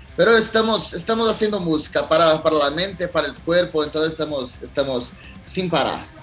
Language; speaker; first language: Spanish; non-native, learner; Portuguese